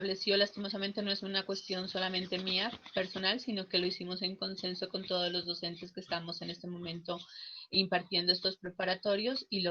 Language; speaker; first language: Spanish; native; Spanish